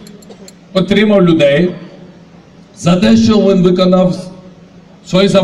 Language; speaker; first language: Ukrainian; non-native, fluent; Georgian